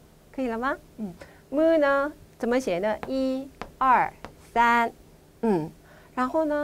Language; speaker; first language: Chinese; non-native, fluent; Korean